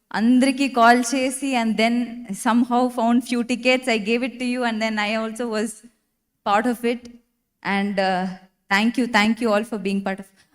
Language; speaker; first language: Telugu; non-native, fluent; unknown